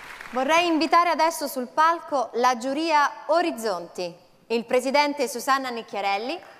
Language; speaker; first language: Italian; native; Italian